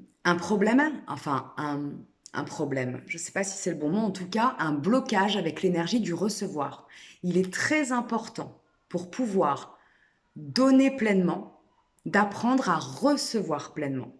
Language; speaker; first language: French; native; French